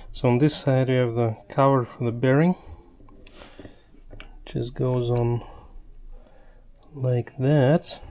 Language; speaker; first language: English; non-native, fluent; German